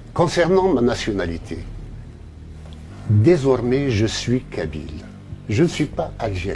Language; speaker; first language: French; non-native, local second language; Kabyle